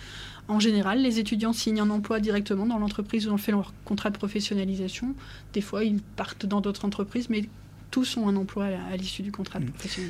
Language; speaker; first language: French; native; French